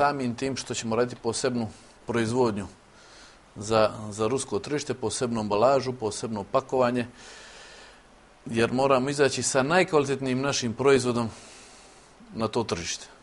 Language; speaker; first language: Serbian; native; Serbian